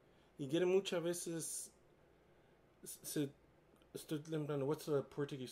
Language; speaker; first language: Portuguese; non-native, learner; English